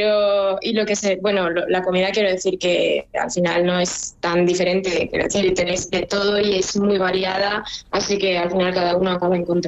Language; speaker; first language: Spanish; non-native, fluent; French